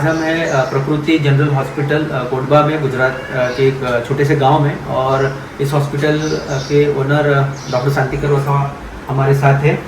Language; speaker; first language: Hindi; non-native, local second language; Marathi